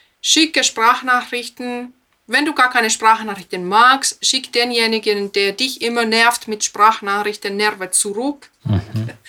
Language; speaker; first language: German; non-native, fluent; Finnish